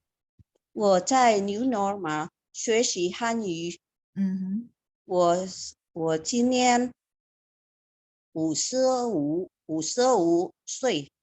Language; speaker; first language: Chinese; non-native, learner; Indonesian